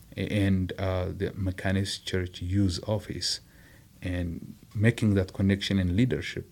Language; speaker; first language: English; non-native, fluent; Amharic